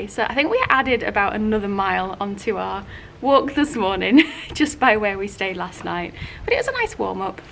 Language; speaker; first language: English; native; English